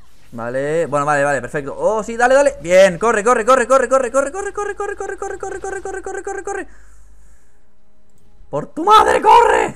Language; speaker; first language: Spanish; native; Spanish